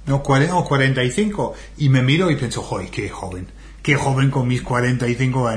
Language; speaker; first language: Spanish; non-native, fluent; English